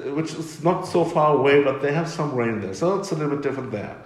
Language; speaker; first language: English; non-native, fluent; German